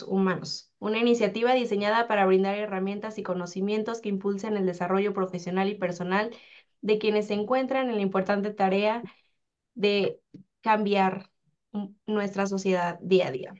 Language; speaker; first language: Spanish; native; Spanish